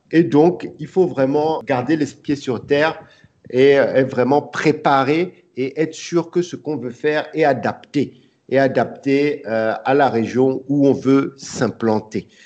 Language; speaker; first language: French; early bilingual, other home language; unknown